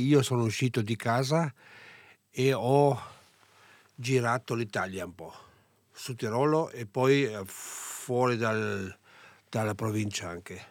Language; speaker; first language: Italian; non-native, local second language; German